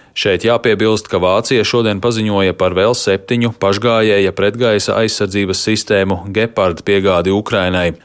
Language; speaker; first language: Latvian; native; Latvian